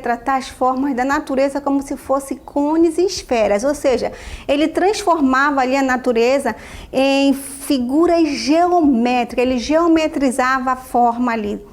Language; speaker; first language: Portuguese; native; Portuguese